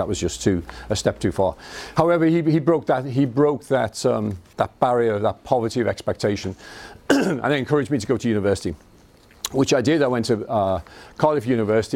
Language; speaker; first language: English; native; English